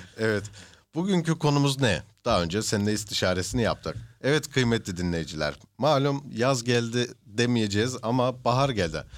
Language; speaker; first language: Turkish; early bilingual, heritage; Turkish